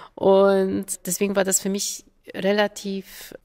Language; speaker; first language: German; non-native, fluent; Polish